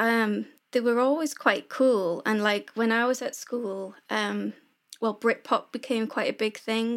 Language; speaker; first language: English; native; English